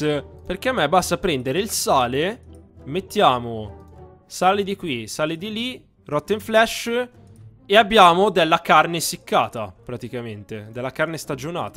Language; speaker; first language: Italian; native; Italian